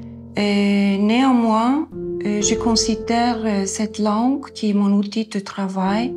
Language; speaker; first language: French; non-native, fluent; Icelandic